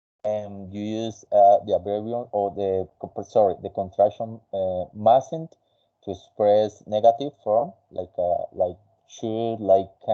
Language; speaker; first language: English; non-native, fluent; Spanish